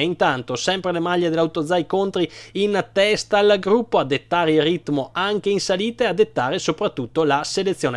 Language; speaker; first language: Italian; native; Italian